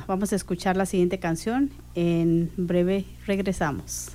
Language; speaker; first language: Spanish; native; Spanish